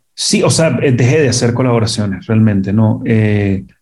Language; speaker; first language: Spanish; native; Spanish